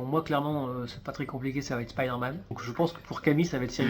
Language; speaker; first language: French; native; French